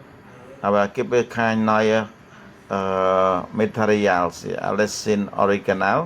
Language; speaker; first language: German; non-native, learner; Khmer